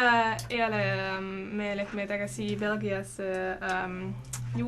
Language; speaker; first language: Estonian; non-native, learner; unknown